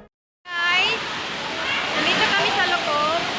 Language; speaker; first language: Filipino; non-native, local second language; Cebuano